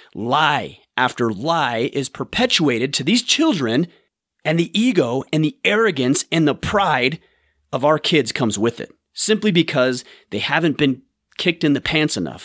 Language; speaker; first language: English; native; English